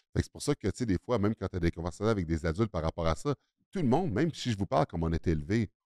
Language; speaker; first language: French; native; French